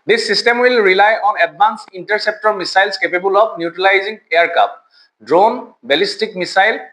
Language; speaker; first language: English; non-native, local second language; Assamese